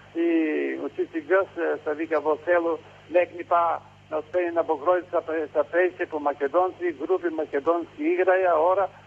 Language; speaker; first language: Macedonian; native; Macedonian